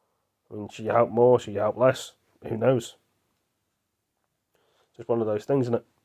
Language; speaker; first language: English; native; English